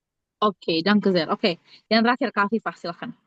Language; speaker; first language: Indonesian; native; Indonesian